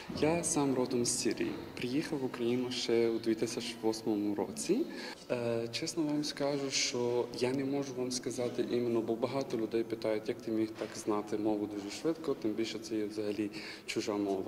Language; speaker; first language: Ukrainian; non-native, fluent; Arabic